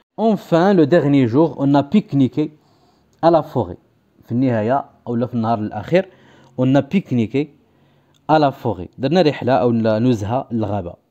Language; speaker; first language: French; non-native, local second language; Arabic